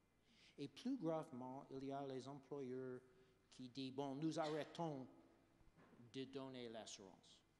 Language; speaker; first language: French; non-native, fluent; English